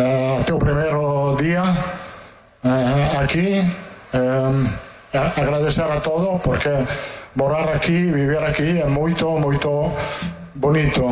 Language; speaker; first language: Portuguese; non-native, fluent; Italian